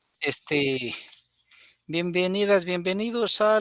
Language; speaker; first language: Spanish; native; Spanish